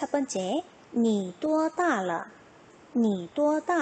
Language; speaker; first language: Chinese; non-native, fluent; Korean